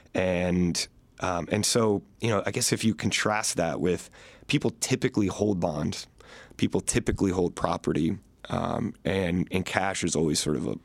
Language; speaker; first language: English; native; English